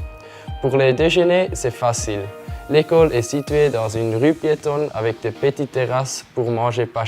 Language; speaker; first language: French; non-native, fluent; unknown